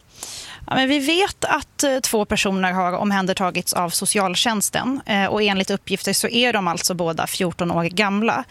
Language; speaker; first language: Swedish; native; Swedish